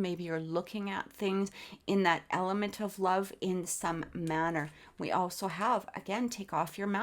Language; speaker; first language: English; native; English